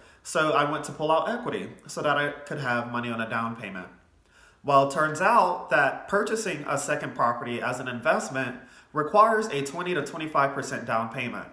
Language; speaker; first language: English; native; English